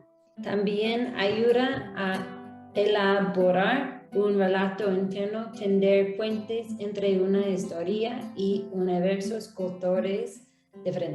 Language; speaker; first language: Spanish; non-native, fluent; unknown